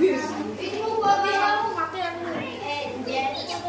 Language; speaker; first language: Indonesian; native; Indonesian